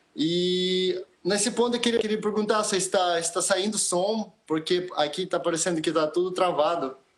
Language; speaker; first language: Portuguese; non-native, fluent; Russian